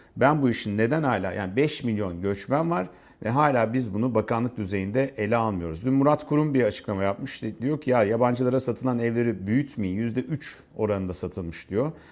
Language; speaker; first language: Turkish; native; Turkish